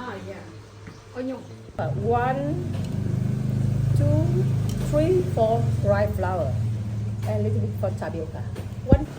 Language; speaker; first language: English; non-native, learner; Vietnamese